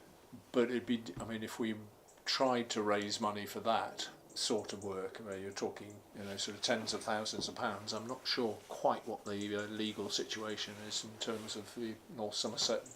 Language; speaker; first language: English; native; English